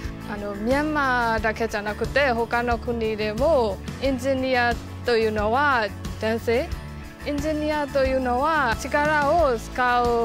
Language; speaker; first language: Japanese; non-native, fluent; Burmese